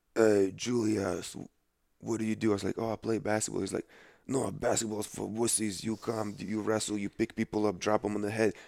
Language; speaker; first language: English; non-native, fluent; Lithuanian